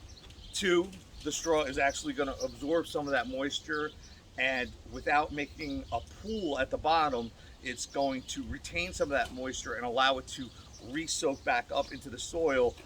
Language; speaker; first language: English; native; English